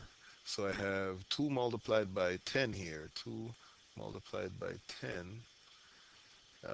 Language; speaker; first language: English; native; English